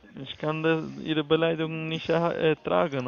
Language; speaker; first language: German; non-native, learner; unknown